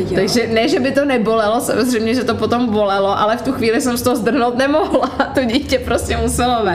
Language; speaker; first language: Czech; native; Czech